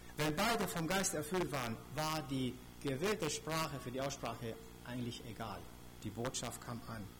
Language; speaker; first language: German; non-native, fluent; Romanian